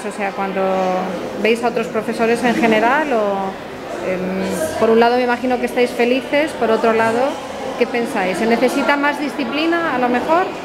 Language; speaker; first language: Spanish; native; Spanish